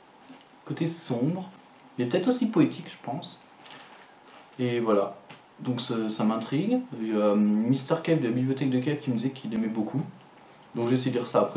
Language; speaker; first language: French; native; French